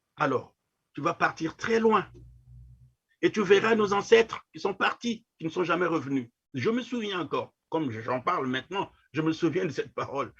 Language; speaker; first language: French; non-native, local second language; Kongo